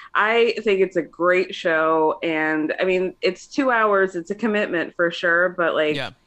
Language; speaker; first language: English; native; English